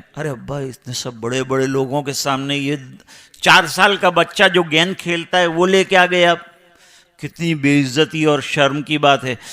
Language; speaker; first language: Urdu; non-native, local second language; Gujarati